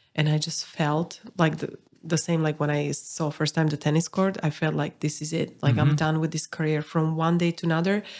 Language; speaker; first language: English; non-native, fluent; Slovak